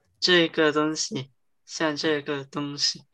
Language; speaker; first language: Chinese; early bilingual, heritage; Chinese